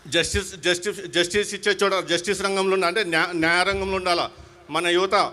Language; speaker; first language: Telugu; non-native, local second language; Hindi